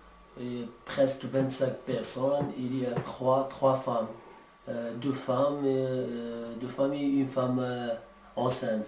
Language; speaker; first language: French; non-native, learner; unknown